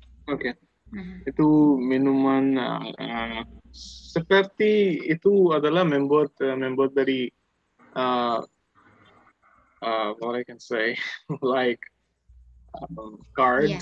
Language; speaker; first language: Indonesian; non-native, learner; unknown